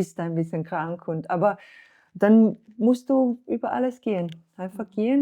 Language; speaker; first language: German; non-native, fluent; Slovenian